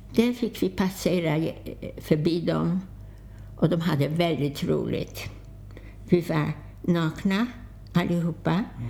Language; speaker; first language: Swedish; non-native, fluent; Polish